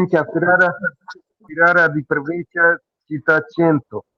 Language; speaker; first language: Italian; non-native, learner; Urdu